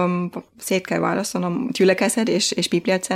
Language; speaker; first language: Hungarian; non-native, fluent; German